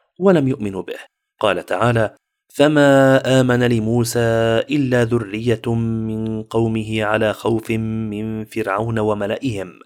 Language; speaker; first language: Arabic; native; Arabic